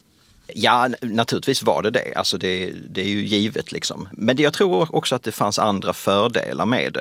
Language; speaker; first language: Swedish; native; Swedish